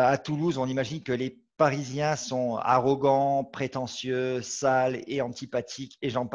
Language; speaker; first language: French; native; French